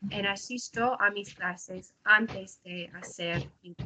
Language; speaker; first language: Spanish; non-native, learner; English